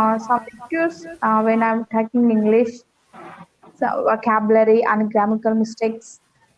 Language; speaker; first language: English; non-native, learner; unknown